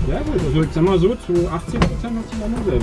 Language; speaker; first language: German; native; German